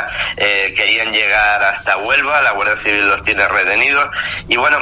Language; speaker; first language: Spanish; native; Spanish